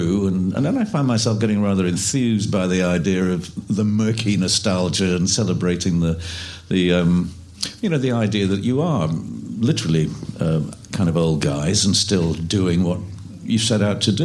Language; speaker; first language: English; native; English